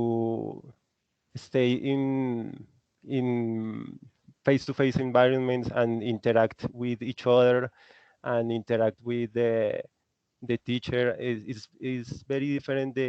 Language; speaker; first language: English; non-native, learner; Spanish